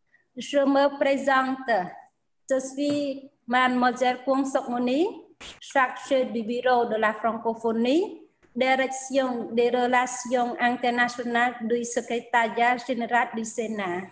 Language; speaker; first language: French; non-native, fluent; Khmer